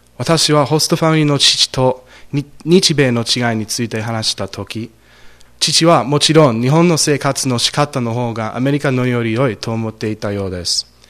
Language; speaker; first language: Japanese; non-native, fluent; English